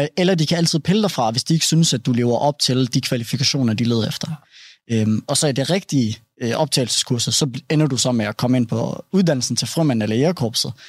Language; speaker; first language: Danish; early bilingual, other home language; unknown